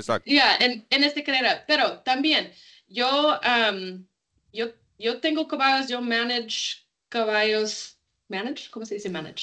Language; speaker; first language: Spanish; non-native, learner; English